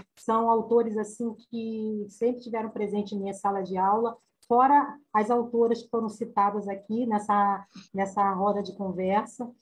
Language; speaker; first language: Portuguese; native; Portuguese